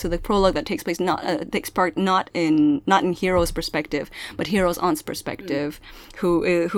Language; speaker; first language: English; early bilingual, other home language; Pangasinan